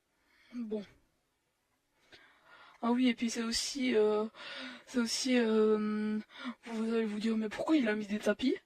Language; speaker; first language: French; native; French